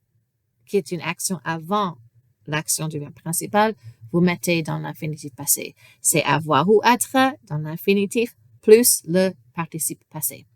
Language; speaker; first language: French; non-native, fluent; English